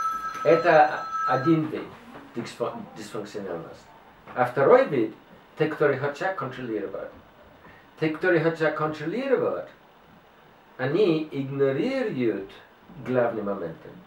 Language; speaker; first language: Russian; non-native, fluent; English